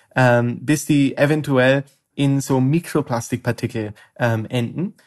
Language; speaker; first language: German; non-native, fluent; English